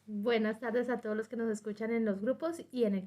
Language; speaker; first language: Spanish; native; Spanish